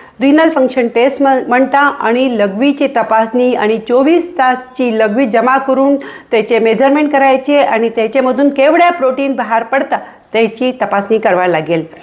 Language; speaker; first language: Marathi; non-native, local second language; Hindi